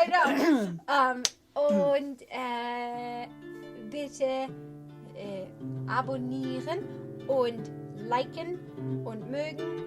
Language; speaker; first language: German; early bilingual, other home language; English